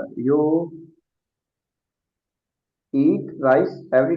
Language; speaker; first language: English; non-native, learner; Urdu